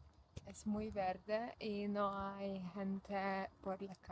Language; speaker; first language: Spanish; non-native, learner; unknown